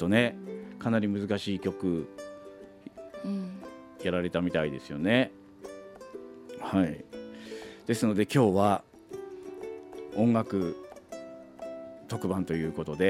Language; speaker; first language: Japanese; native; Japanese